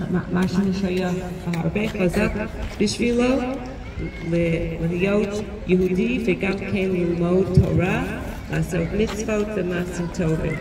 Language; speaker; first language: Hebrew; non-native, fluent; English